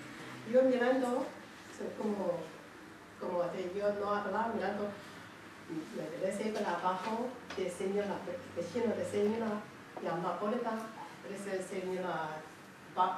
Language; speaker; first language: Spanish; non-native, learner; Chinese